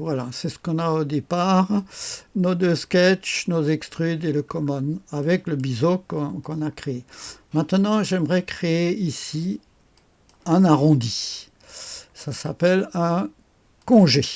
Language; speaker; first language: French; native; French